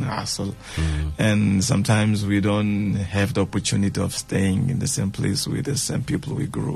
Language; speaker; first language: English; non-native, fluent; Tsonga